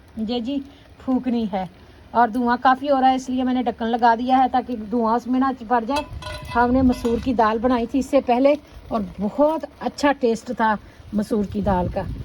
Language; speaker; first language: Urdu; non-native, local second language; Punjabi